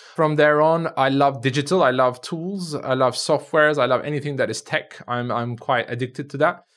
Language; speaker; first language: English; non-native, fluent; Turkish